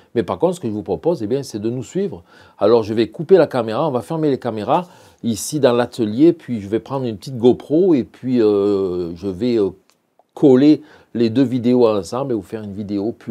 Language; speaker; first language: French; native; French